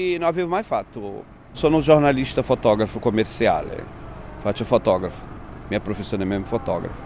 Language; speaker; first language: Italian; non-native, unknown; Portuguese